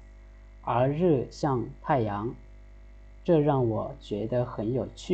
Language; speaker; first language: Chinese; non-native, fluent; Lao